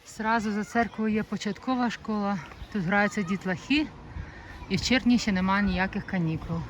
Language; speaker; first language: Ukrainian; native; Ukrainian